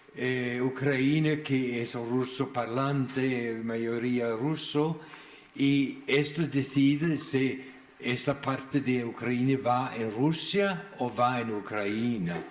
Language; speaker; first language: Spanish; non-native, local second language; Catalan